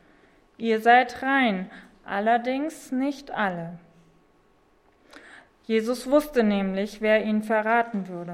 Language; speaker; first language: German; native; German